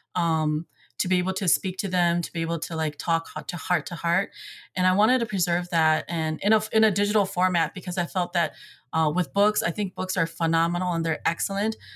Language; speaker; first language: English; early bilingual, other home language; Hmong